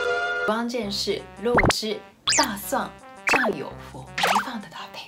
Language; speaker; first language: Chinese; non-native, fluent; Japanese